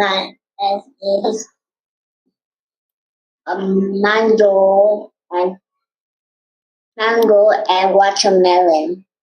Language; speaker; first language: English; non-native, learner; Vietnamese